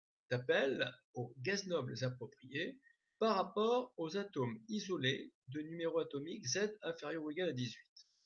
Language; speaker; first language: French; native; French